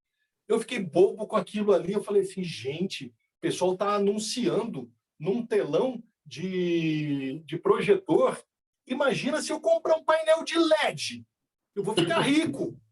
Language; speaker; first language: Portuguese; native; Portuguese